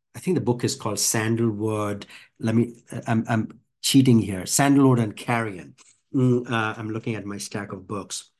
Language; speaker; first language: English; non-native, local second language; Bangla